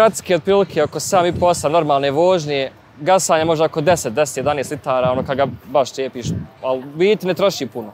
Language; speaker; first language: Bosnian; native; Bosnian